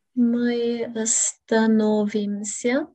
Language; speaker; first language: Russian; non-native, learner; Bulgarian